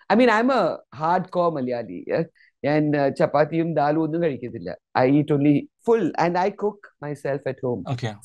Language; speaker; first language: English; non-native, local second language; Malayalam